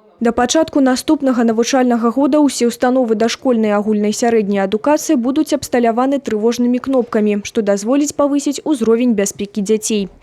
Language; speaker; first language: Belarusian; native; Belarusian